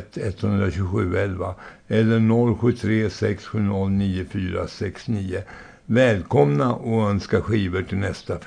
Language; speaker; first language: Swedish; native; Swedish